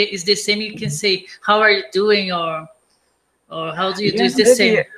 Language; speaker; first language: English; non-native, learner; Portuguese